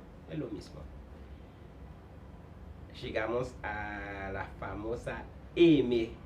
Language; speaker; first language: Spanish; non-native, fluent; Haitian Creole